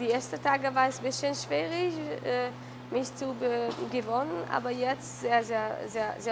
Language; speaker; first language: German; non-native, learner; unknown